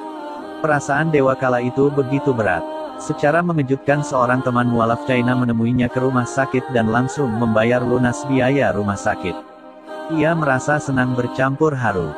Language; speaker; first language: Indonesian; native; Indonesian